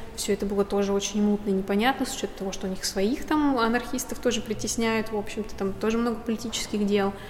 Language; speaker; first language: Russian; native; Russian